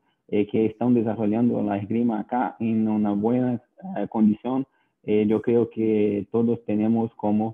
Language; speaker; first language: Spanish; non-native, learner; Portuguese